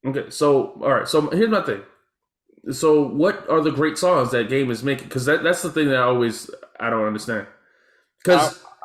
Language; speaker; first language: English; native; English